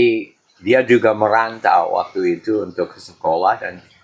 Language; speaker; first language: Indonesian; non-native, fluent; English